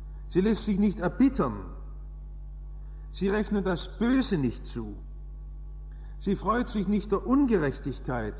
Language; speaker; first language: German; native; German